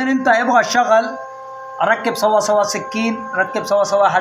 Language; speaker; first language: Arabic; non-native, learner; Punjabi